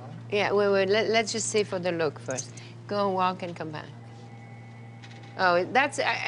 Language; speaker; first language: English; non-native, fluent; French